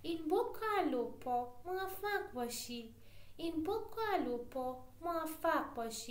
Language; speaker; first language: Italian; non-native, fluent; Persian